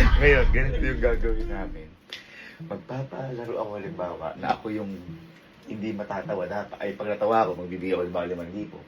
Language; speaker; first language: Filipino; native; Filipino